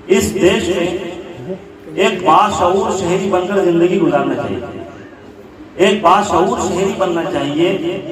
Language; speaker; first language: Hindi; non-native, local second language; Urdu